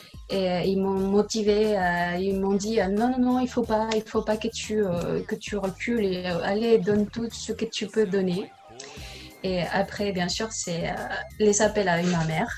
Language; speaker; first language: French; non-native, learner; Spanish